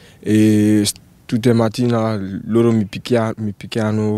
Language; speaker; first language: Italian; non-native, learner; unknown